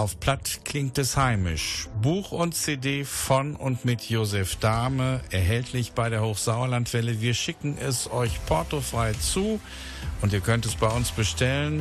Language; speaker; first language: German; native; German